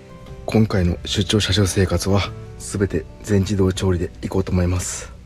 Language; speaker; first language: Japanese; native; Japanese